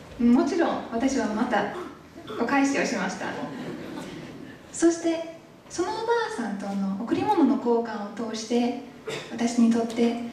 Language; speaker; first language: Japanese; non-native, learner; English